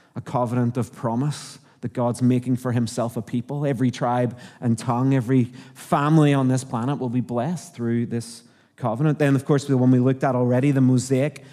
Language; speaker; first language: English; native; English